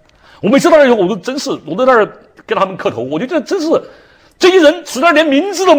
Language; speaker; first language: Chinese; native; Chinese